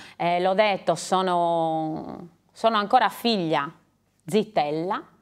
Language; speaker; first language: Italian; native; Italian